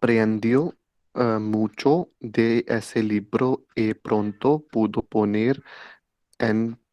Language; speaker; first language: Spanish; non-native, learner; Hindi